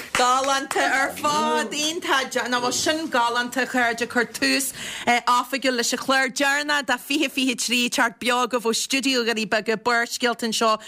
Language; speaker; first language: Irish; native; Irish